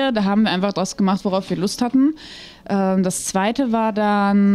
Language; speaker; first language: German; native; German